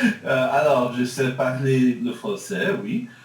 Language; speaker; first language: French; early bilingual, heritage; French